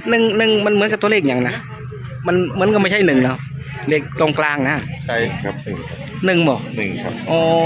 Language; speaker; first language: Thai; native; Thai